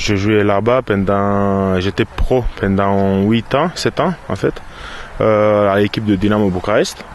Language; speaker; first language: French; non-native, fluent; Romanian